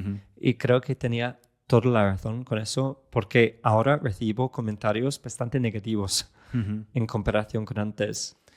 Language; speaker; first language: Spanish; non-native, fluent; English